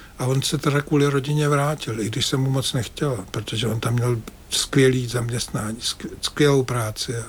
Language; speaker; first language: Czech; native; Czech